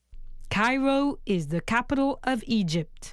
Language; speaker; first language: English; non-native, fluent; French